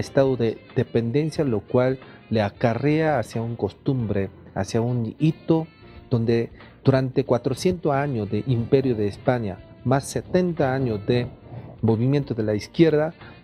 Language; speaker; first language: Spanish; non-native, fluent; Korean